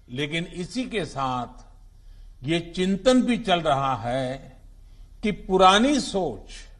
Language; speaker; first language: Hindi; non-native, local second language; Gujarati